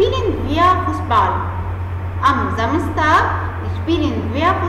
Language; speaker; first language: German; non-native, fluent; Arabic